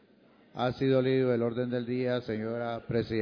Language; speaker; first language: Spanish; native; Spanish